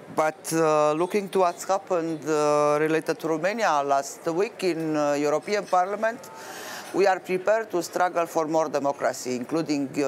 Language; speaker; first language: English; non-native, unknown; Romanian